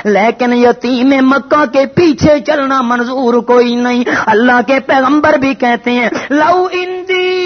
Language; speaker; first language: Urdu; non-native, local second language; Punjabi